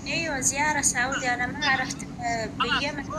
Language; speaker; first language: Arabic; non-native, learner; Oromo